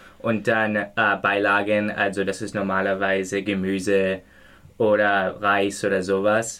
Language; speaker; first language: German; non-native, learner; English